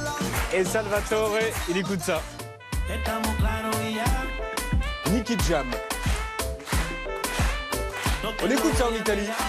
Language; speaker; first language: French; native; French